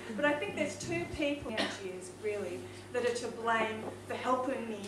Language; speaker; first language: English; native; English